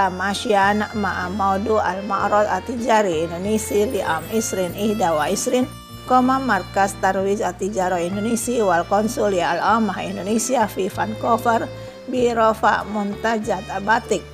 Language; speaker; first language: Arabic; non-native, learner; Indonesian